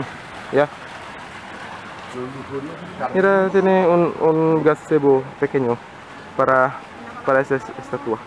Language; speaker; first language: Spanish; non-native, learner; Indonesian